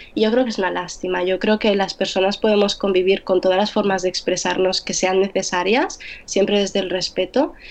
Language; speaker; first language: Spanish; early bilingual, other home language; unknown